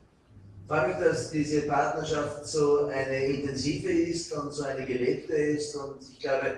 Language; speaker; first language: German; native; German